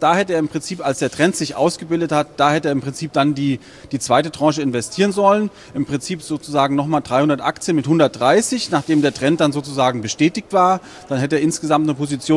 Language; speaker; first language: German; native; German